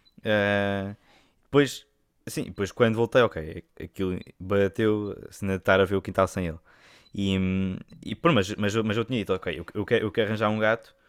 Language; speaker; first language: Portuguese; native; Portuguese